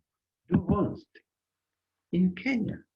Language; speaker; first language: German; non-native, learner; Bemba